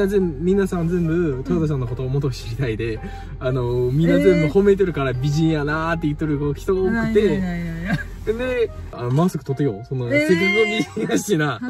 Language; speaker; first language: Japanese; non-native, fluent; Chinese